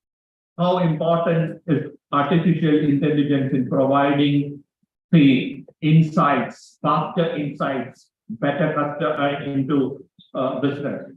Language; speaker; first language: English; non-native, local second language; Malayalam